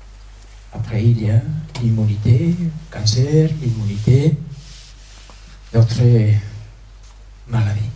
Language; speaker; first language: French; non-native, fluent; Spanish